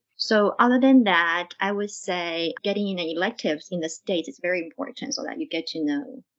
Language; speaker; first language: English; non-native, fluent; Chinese